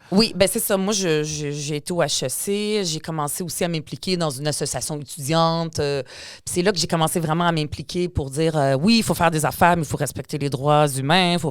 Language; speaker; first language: French; early bilingual, other home language; Arabic